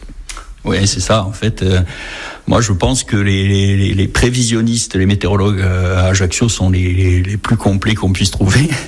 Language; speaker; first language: French; native; French